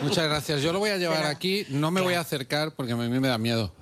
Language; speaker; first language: Spanish; native; Spanish